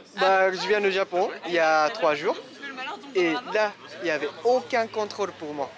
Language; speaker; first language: French; non-native, learner; Japanese